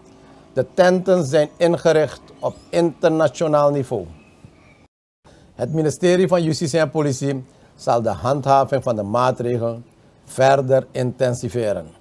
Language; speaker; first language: Dutch; native; Dutch